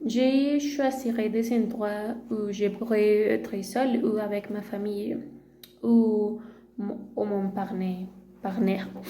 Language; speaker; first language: French; non-native, learner; Spanish